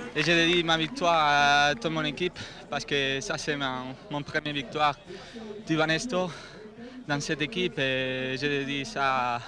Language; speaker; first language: French; non-native, learner; Spanish